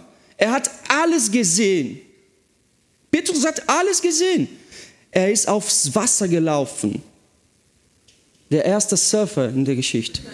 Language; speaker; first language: German; non-native, fluent; Portuguese